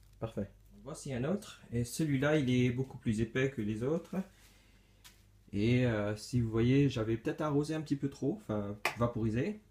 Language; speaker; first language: French; native; French